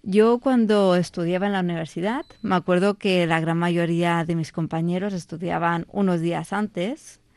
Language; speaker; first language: Spanish; non-native, local second language; Catalan